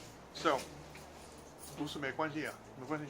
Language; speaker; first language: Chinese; non-native, learner; English